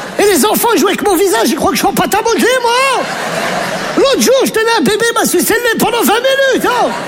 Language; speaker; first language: French; native; French